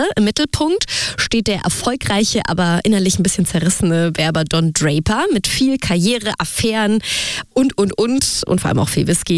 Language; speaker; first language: German; native; German